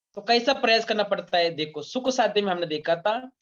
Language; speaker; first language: Hindi; non-native, local second language; Marathi